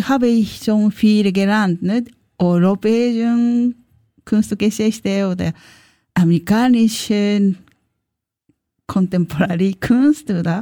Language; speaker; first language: German; non-native, learner; Japanese